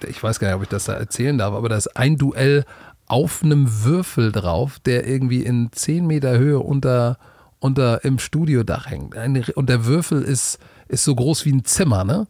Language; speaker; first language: German; native; German